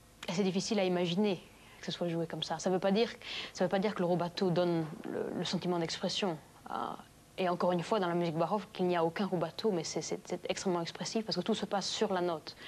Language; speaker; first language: French; native; French